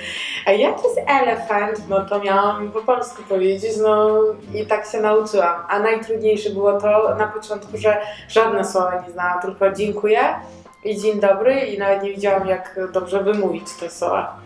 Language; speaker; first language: Polish; non-native, learner; Georgian